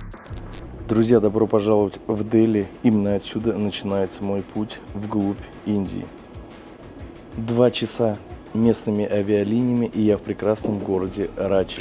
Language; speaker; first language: Russian; native; Russian